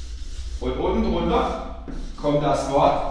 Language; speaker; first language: German; native; German